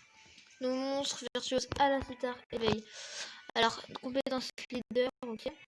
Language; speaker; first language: French; native; French